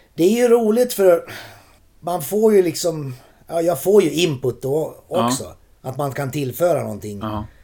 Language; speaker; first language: Swedish; native; Swedish